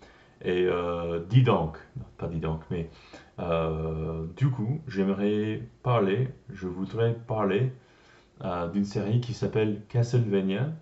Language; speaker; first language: French; non-native, learner; English